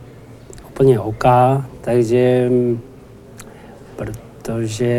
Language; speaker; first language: Czech; non-native, learner; Tibetan